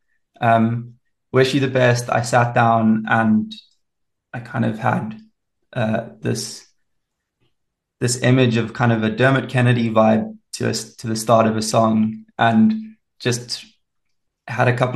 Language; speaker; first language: English; native; English